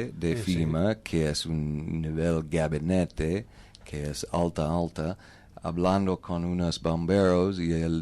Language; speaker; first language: Spanish; non-native, learner; English